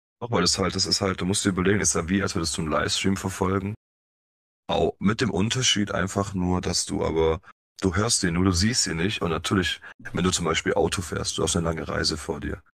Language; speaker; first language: German; early bilingual, other home language; Polish